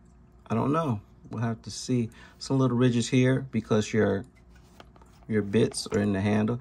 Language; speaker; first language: English; native; English